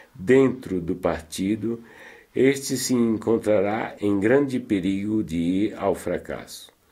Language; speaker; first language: Portuguese; native; Portuguese